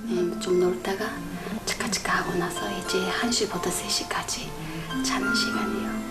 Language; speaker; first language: Korean; non-native, fluent; Mongolian